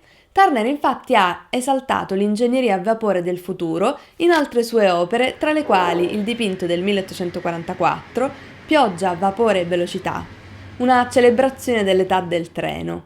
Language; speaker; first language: Italian; native; Italian